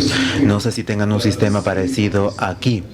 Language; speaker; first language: Spanish; non-native, fluent; Finnish